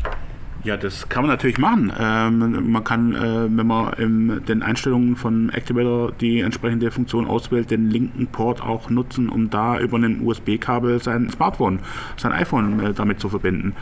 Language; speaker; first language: German; native; German